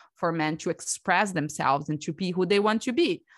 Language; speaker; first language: English; non-native, fluent; Portuguese